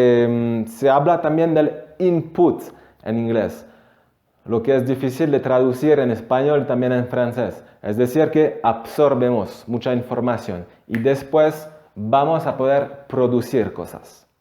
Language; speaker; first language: Spanish; non-native, fluent; French